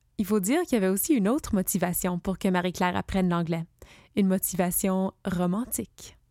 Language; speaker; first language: French; native; French